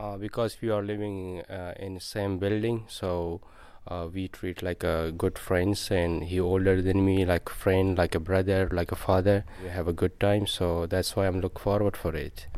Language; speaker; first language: English; non-native, learner; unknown